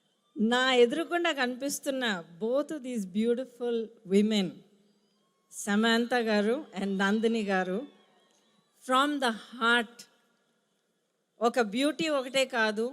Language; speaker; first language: Telugu; native; Telugu